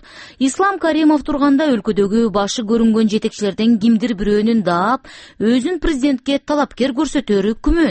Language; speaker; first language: Kyrgyz; native; Kyrgyz